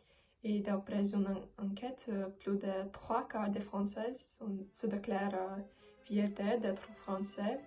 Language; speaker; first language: French; non-native, learner; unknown